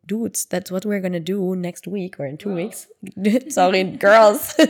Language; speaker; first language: English; non-native, fluent; German